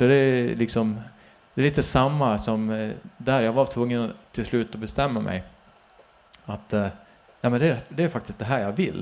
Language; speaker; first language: Swedish; native; Swedish